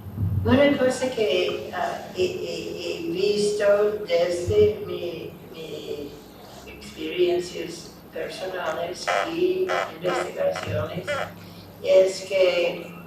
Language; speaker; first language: Spanish; non-native, fluent; English